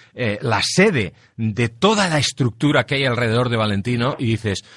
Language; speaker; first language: Spanish; non-native, local second language; Catalan